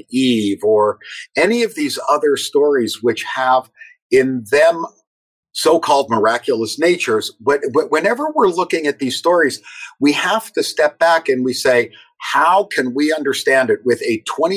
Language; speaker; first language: English; native; English